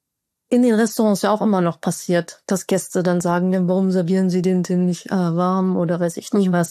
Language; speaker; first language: German; native; German